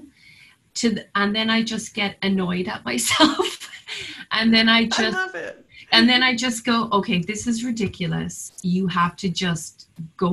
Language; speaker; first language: English; native; English